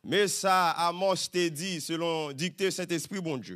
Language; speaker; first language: French; native; French